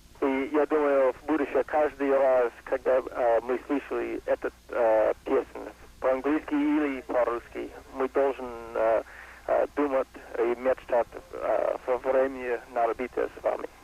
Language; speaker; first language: Russian; non-native, fluent; English